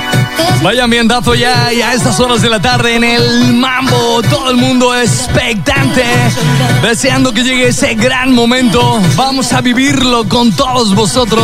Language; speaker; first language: Spanish; native; Spanish